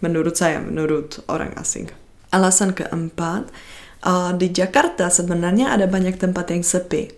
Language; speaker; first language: Indonesian; non-native, fluent; Czech